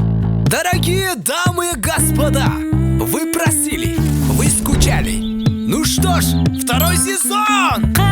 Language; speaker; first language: Russian; non-native, local second language; Kazakh